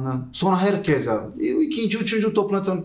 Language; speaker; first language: Turkish; non-native, learner; Portuguese